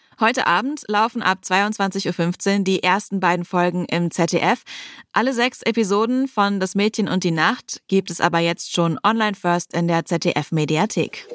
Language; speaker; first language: German; native; German